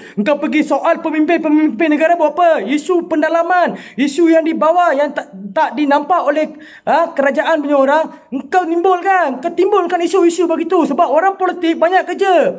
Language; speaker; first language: Malay; non-native, local second language; Tamil